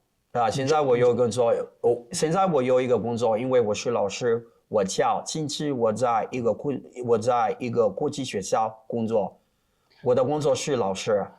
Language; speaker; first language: Chinese; non-native, learner; Portuguese